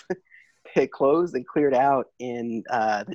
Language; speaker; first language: English; native; English